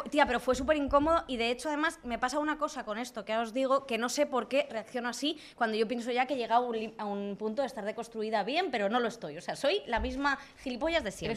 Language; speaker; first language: Spanish; native; Spanish